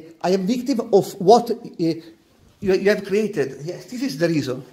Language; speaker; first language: English; non-native, learner; Italian